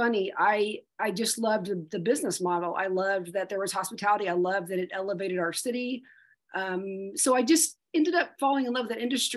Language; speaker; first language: English; native; English